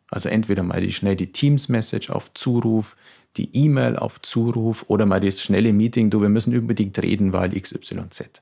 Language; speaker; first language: German; native; German